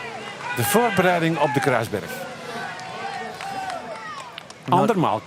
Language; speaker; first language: Dutch; native; Dutch